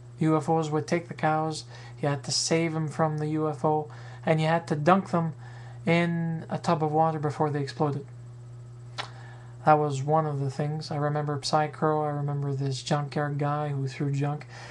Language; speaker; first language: English; native; English